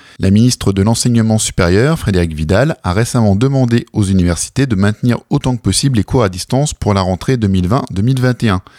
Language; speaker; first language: French; native; French